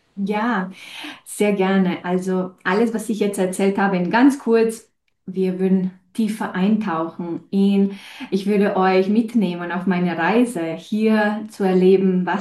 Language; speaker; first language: German; non-native, fluent; Romanian